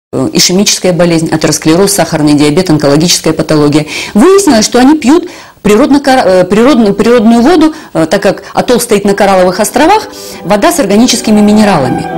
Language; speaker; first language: Russian; native; Russian